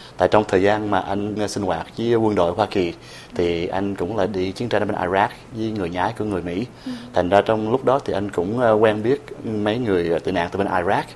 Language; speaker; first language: Vietnamese; early bilingual, heritage; Vietnamese